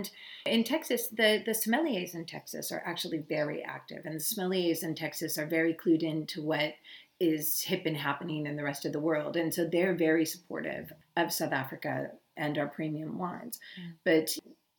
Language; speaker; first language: English; native; English